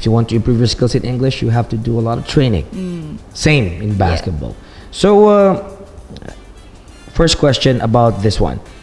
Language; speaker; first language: English; non-native, local second language; Filipino